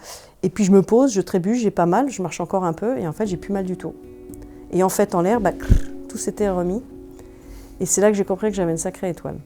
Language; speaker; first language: French; native; French